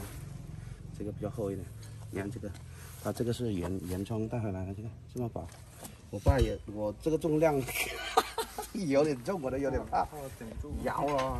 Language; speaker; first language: Chinese; native; Chinese